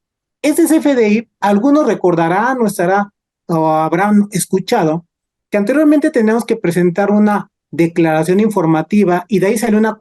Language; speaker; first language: Spanish; native; Spanish